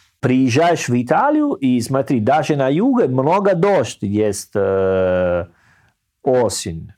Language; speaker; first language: Russian; non-native, learner; Italian